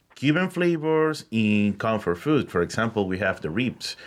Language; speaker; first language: English; non-native, learner; Spanish